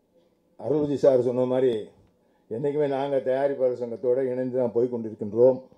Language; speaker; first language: Tamil; native; Tamil